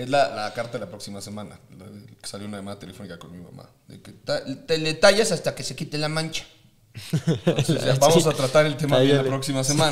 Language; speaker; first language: Spanish; native; Spanish